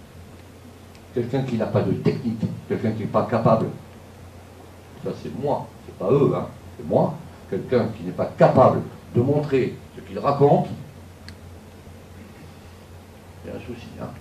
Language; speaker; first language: French; native; French